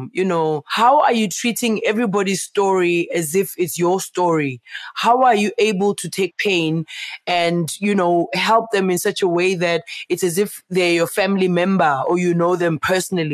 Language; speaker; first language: English; non-native, local second language; Zulu